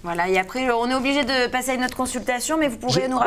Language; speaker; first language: French; native; French